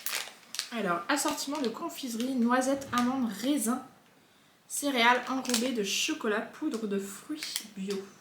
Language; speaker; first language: French; native; French